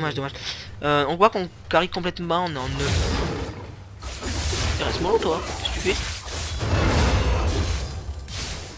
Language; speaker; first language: French; native; French